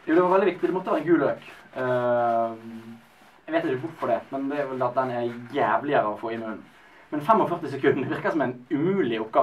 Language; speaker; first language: Norwegian; native; Norwegian